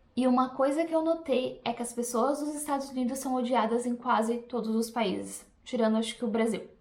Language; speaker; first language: Portuguese; native; Portuguese